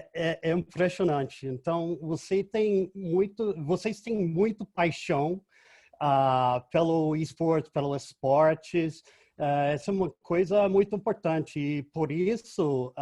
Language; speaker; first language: Portuguese; non-native, fluent; English